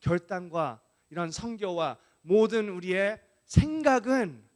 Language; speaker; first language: Korean; non-native, fluent; English